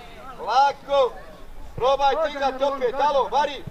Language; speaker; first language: Serbian; native; Serbian